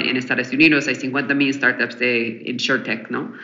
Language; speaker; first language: Spanish; non-native, fluent; English